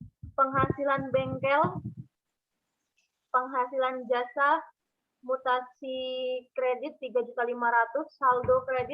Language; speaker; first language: Indonesian; native; Indonesian